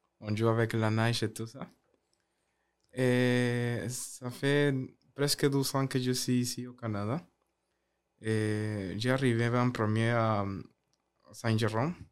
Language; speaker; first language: French; non-native, learner; Spanish